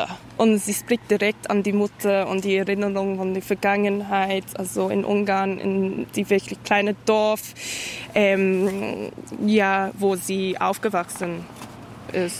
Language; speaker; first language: German; non-native, fluent; English